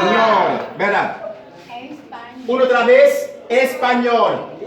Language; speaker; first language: Spanish; non-native, learner; Haitian Creole